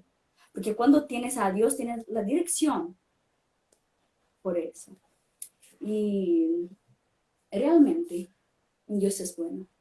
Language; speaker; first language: Spanish; non-native, fluent; Portuguese